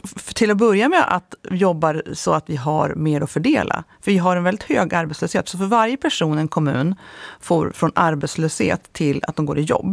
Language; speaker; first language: Swedish; native; Swedish